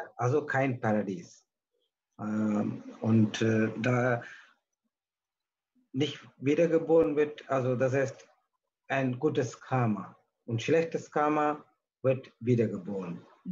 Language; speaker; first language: German; non-native, learner; Tamil